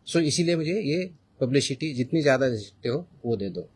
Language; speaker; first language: Hindi; non-native, local second language; Marathi